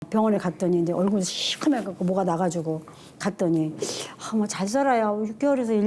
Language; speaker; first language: Korean; native; Korean